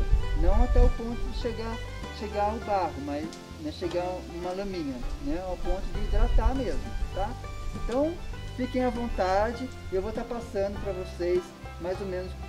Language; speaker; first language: Portuguese; native; Portuguese